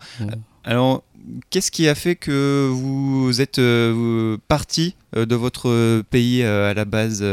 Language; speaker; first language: French; native; French